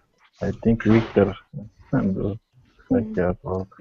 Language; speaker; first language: English; non-native, learner; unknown